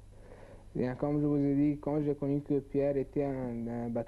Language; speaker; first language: French; non-native, learner; Arabic